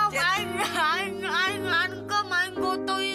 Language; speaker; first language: Vietnamese; non-native, learner; Indonesian